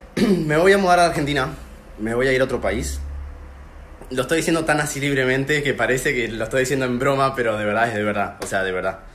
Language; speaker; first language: Spanish; native; Spanish